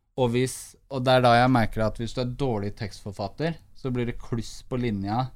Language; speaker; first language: Norwegian; native; Norwegian